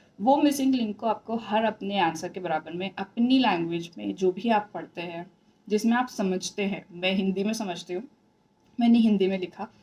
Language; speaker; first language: Hindi; native; Hindi